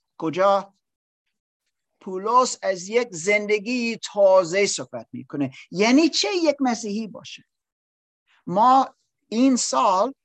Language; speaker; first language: Persian; non-native, learner; English